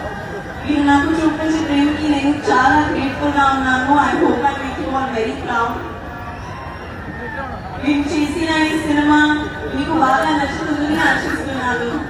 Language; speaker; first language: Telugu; non-native, learner; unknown